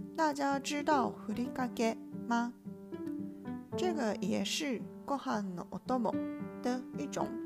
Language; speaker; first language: Chinese; non-native, learner; Japanese